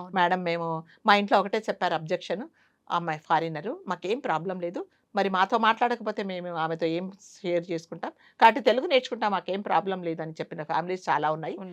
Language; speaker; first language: Telugu; native; Telugu